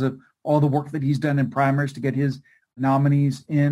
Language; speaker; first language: English; native; English